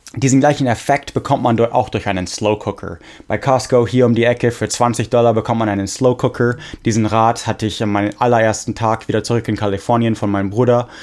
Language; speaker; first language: German; non-native, fluent; English